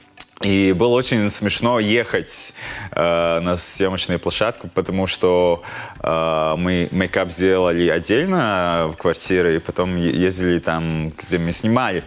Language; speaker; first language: Russian; non-native, local second language; Latvian